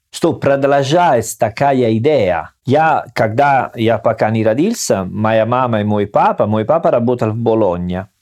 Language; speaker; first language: Russian; non-native, learner; Italian